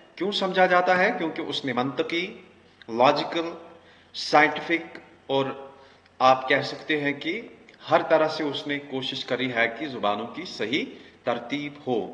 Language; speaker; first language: Urdu; non-native, local second language; Kashmiri